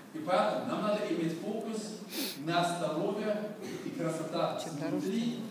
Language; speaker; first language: Russian; non-native, learner; Swedish